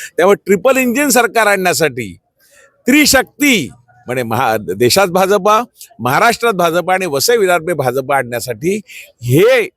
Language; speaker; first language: Marathi; native; Marathi